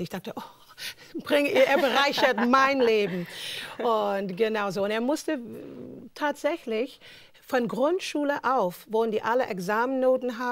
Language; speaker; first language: German; non-native, fluent; English